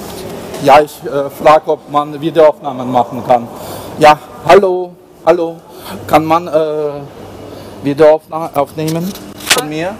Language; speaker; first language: German; non-native, learner; Ukrainian